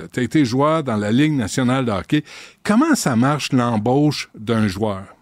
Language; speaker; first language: French; native; French